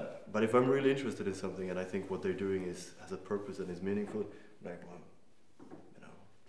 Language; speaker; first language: English; non-native, fluent; Danish